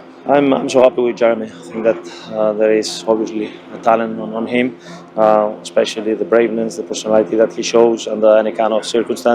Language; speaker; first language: English; non-native, fluent; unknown